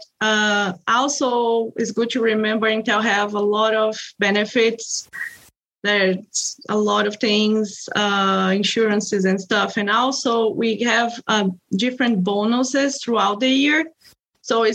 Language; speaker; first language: English; non-native, fluent; Portuguese